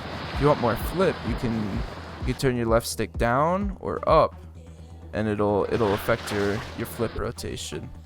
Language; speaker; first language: English; native; English